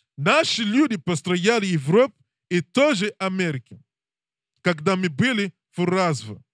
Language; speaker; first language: Russian; non-native, learner; English